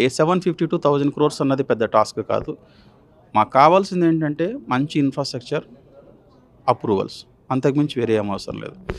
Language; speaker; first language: Telugu; native; Telugu